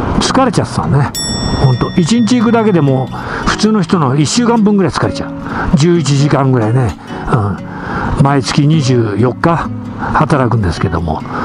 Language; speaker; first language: Japanese; native; Japanese